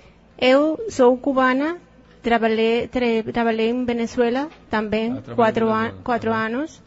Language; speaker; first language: Portuguese; non-native, learner; Spanish